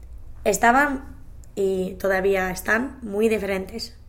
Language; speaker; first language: Spanish; non-native, learner; English